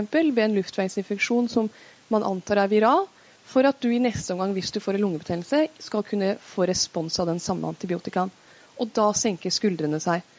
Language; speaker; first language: Norwegian; early bilingual, other home language; Persian